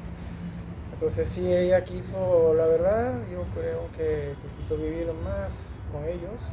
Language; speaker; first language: Spanish; non-native, learner; Japanese